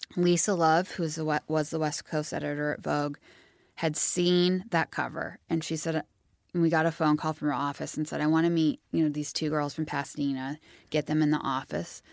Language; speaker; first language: English; native; English